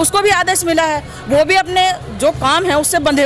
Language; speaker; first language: Hindi; native; Hindi